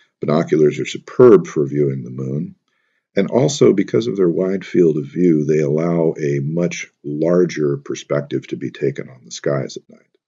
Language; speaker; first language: English; native; English